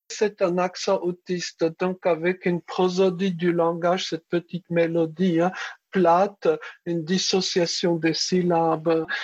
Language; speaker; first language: French; early bilingual, other home language; Czech